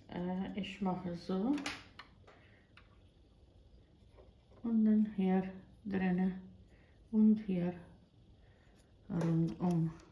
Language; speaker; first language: German; non-native, fluent; Croatian